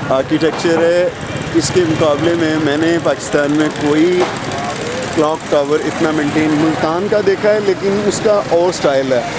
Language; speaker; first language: Urdu; non-native, local second language; Punjabi